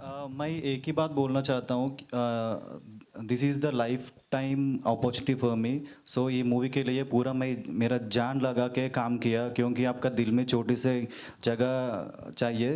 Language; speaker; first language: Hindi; non-native, local second language; Telugu